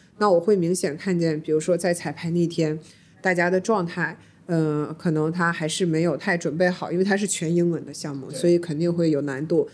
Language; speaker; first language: Chinese; early bilingual, heritage; Chinese